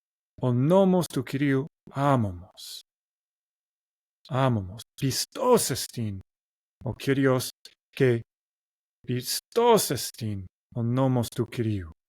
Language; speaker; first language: Greek; non-native, learner; English